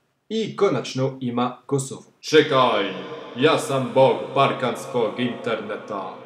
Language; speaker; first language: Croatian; non-native, fluent; French